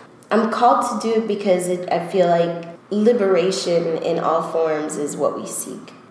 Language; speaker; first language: English; early bilingual, other home language; Spanish